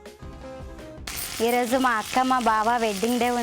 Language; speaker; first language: Telugu; non-native, local second language; Marathi